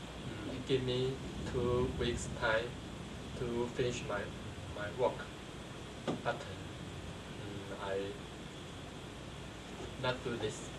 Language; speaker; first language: English; non-native, learner; Chinese